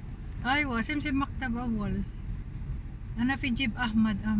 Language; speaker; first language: Arabic; non-native, learner; Filipino